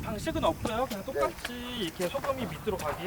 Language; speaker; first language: Korean; native; Korean